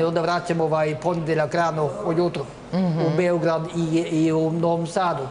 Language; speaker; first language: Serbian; non-native, learner; Norwegian